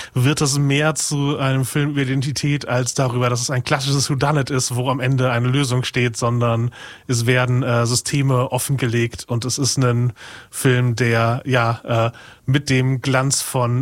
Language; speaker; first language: German; native; German